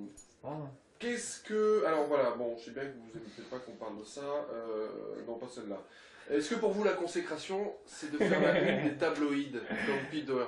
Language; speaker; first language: French; native; French